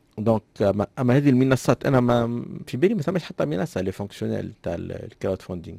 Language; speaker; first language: French; non-native, local second language; Arabic